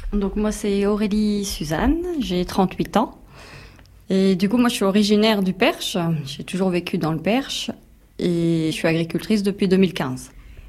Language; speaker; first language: French; native; French